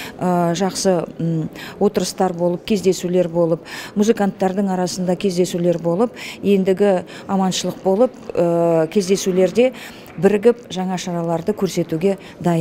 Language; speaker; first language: Kazakh; native; Kazakh